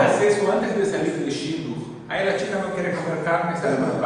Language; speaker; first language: Spanish; non-native, fluent; Portuguese